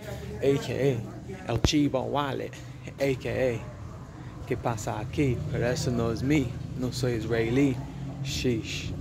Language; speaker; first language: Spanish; non-native, learner; English